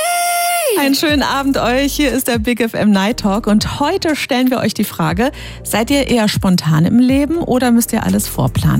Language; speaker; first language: German; native; German